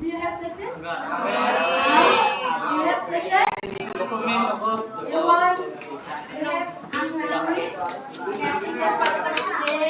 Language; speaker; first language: English; non-native, learner; Indonesian